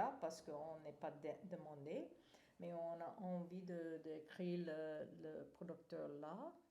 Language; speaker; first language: French; non-native, fluent; English